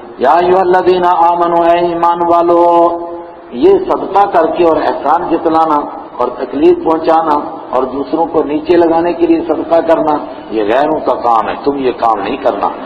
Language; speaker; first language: Urdu; non-native, local second language; Gujari